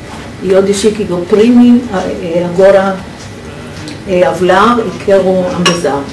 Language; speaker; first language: Spanish; non-native, learner; Hebrew